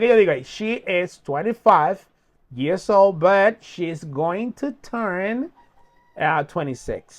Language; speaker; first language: English; non-native, fluent; Spanish